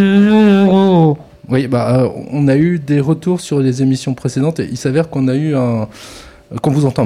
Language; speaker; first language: French; native; French